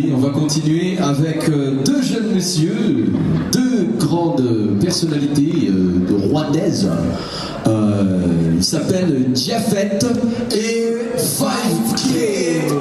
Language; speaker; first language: French; non-native, local second language; Kinyarwanda